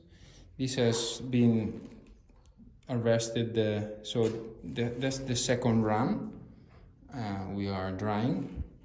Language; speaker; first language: English; non-native, fluent; Italian